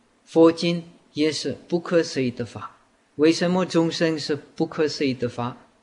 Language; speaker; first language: Chinese; non-native, fluent; Czech